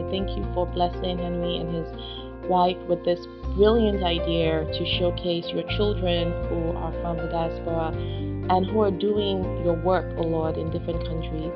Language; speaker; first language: English; non-native, local second language; Yoruba